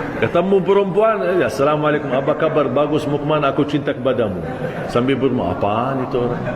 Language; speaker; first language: Malay; non-native, fluent; Arabic